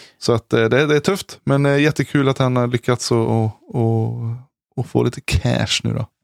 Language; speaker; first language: Swedish; native; Swedish